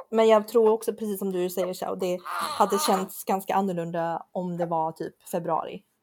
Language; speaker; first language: Swedish; native; Swedish